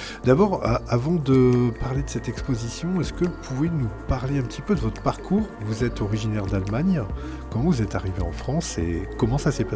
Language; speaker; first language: French; native; French